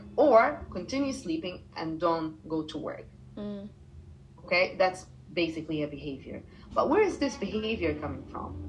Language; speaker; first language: English; non-native, fluent; Arabic